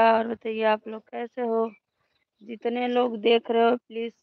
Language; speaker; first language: Hindi; native; Hindi